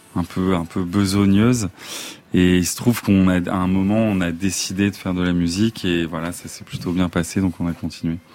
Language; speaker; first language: French; native; French